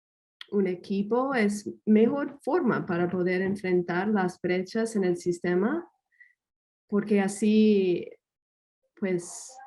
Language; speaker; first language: Spanish; non-native, fluent; English